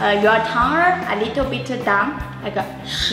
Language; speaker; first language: English; non-native, learner; Chinese